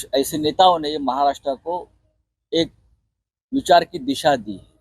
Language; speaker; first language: Hindi; non-native, local second language; Marathi